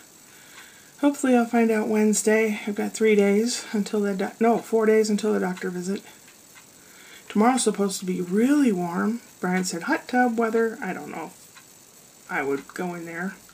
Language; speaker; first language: English; native; English